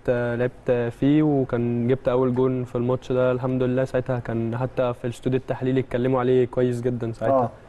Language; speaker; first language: Egyptian Arabic; native; Egyptian Arabic